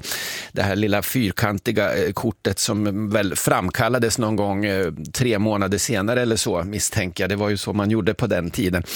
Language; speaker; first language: Swedish; native; Swedish